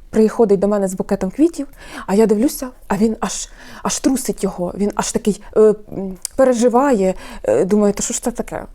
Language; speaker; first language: Ukrainian; non-native, local second language; Russian